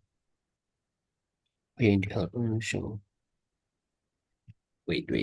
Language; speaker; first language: English; non-native, learner; Indonesian